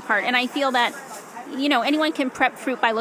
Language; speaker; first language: English; native; English